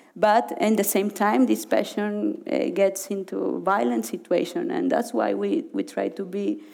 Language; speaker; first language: English; non-native, learner; Spanish